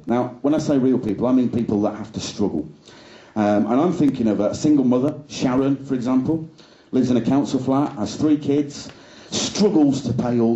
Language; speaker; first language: English; native; English